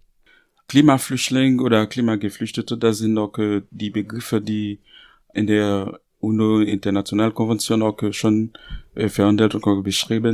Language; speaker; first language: German; non-native, learner; Haitian Creole